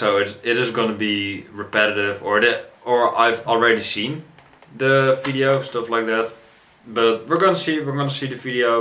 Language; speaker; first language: English; non-native, fluent; Dutch